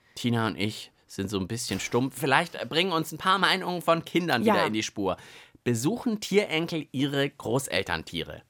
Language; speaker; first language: German; native; German